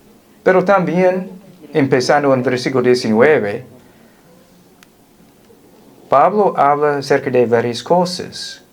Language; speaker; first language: Spanish; non-native, fluent; English